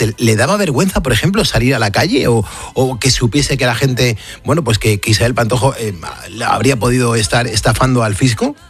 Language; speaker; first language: Spanish; native; Spanish